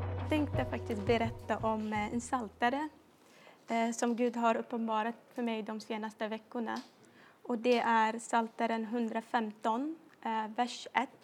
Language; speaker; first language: Swedish; non-native, fluent; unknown